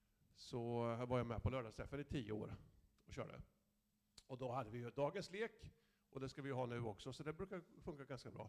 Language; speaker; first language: Swedish; native; Swedish